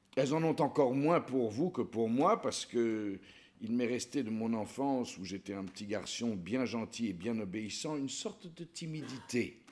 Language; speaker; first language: French; native; French